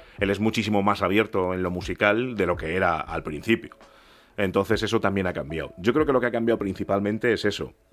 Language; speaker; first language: Spanish; early bilingual, other home language; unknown